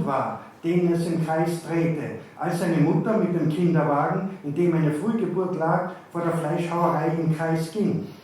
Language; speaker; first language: German; native; German